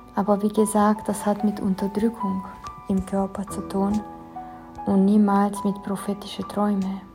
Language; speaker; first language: German; non-native, fluent; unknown